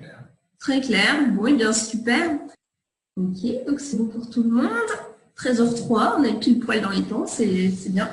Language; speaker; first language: French; native; French